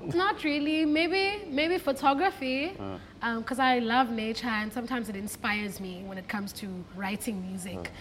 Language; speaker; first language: English; non-native, local second language; Xhosa